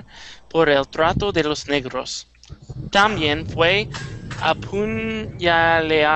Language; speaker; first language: Spanish; non-native, learner; English